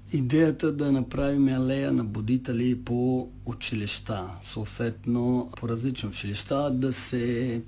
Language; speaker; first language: Bulgarian; non-native, fluent; Italian